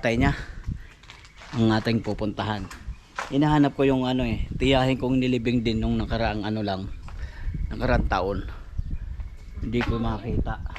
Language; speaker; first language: Filipino; non-native, local second language; Bikol